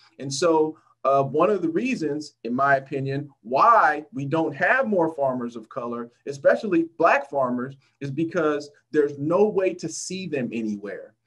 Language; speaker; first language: English; native; English